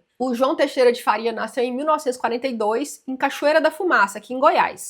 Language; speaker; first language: Portuguese; native; Portuguese